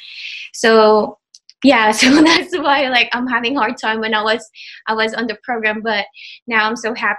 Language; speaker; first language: English; non-native, local second language; Filipino